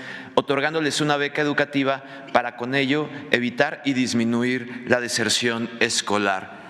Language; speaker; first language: Spanish; native; Spanish